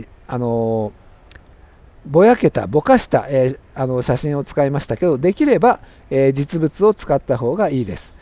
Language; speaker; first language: Japanese; native; Japanese